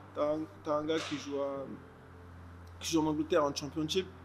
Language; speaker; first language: French; early bilingual, other home language; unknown